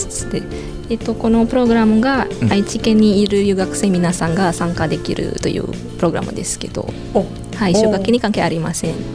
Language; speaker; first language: Japanese; non-native, fluent; Indonesian